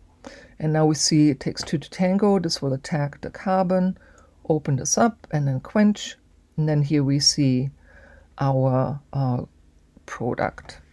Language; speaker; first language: English; native; English